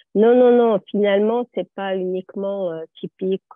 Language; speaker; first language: French; native; French